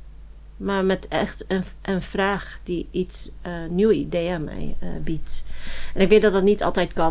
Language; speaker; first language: Dutch; non-native, fluent; English